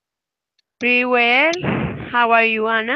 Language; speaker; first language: English; non-native, fluent; Spanish